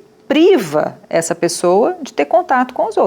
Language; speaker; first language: Portuguese; native; Portuguese